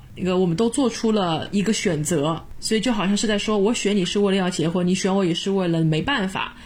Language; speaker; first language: Chinese; native; Chinese